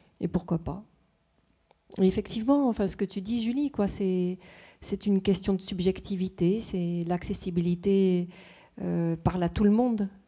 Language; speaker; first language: French; native; French